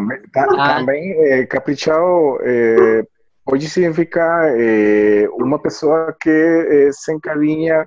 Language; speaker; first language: Portuguese; non-native, learner; Spanish